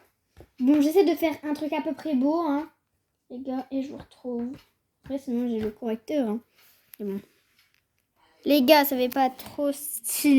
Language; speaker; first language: French; native; French